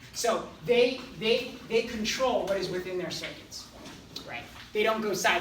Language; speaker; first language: English; native; English